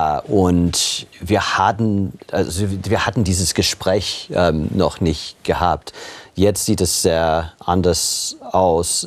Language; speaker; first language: German; non-native, fluent; English